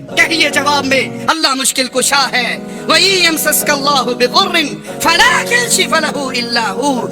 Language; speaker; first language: Urdu; non-native, local second language; Punjabi